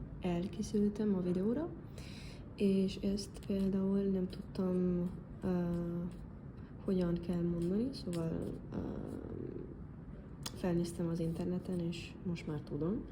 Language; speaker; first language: Hungarian; non-native, learner; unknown